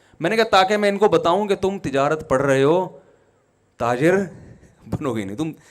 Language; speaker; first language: Urdu; native; Urdu